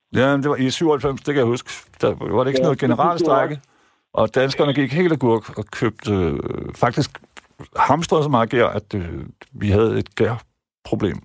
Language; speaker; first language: Danish; native; Danish